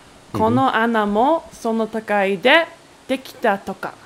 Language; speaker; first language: Japanese; non-native, fluent; English